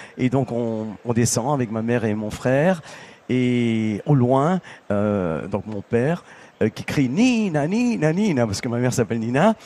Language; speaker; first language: French; early bilingual, other home language; Italian